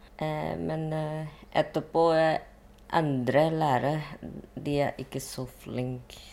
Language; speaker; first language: Norwegian; non-native, learner; Vietnamese